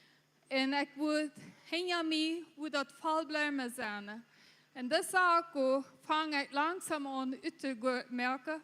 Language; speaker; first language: German; non-native, local second language; Low German